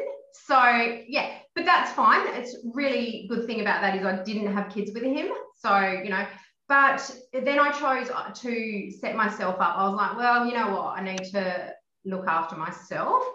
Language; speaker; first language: English; native; English